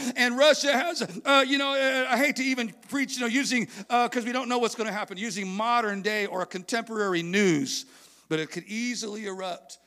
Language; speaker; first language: English; native; English